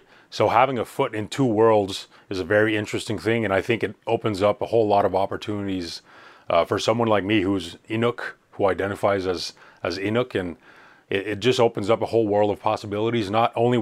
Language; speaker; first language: English; native; English